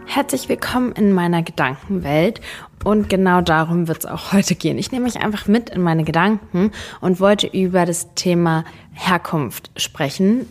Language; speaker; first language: German; early bilingual, other home language; Serbian